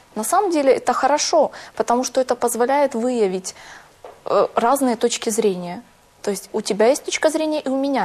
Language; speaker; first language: Russian; native; Russian